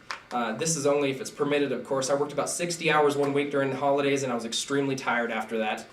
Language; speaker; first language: English; native; English